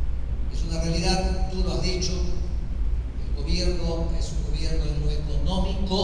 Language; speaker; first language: Spanish; native; Spanish